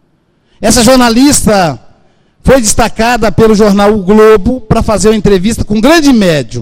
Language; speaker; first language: Portuguese; native; Portuguese